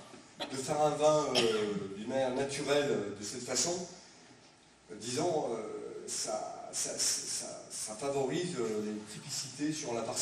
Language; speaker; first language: French; native; French